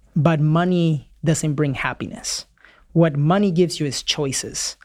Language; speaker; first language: English; early bilingual, other home language; Spanish